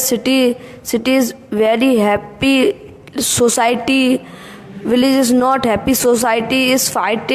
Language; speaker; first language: English; non-native, local second language; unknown